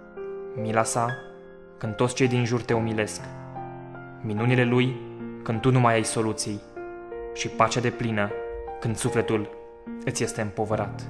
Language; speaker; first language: Romanian; native; Romanian